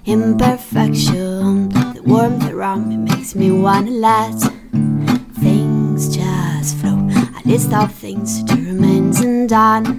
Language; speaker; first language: German; non-native, fluent; Italian